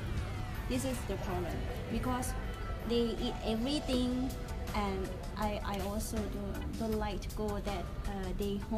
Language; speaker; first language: English; non-native, learner; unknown